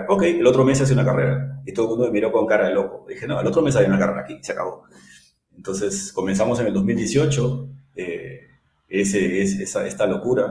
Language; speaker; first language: Spanish; native; Spanish